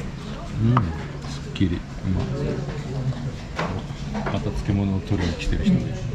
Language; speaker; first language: Japanese; native; Japanese